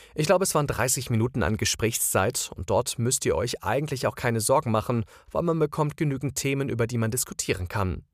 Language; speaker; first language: German; non-native, fluent; Croatian